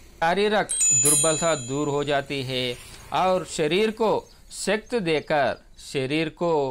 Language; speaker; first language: Hindi; non-native, local second language; Telugu